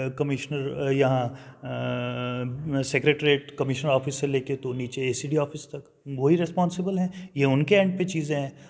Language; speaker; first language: Hindi; non-native, local second language; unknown